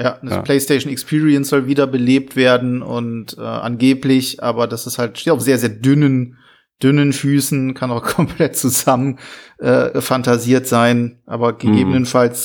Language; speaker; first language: German; native; German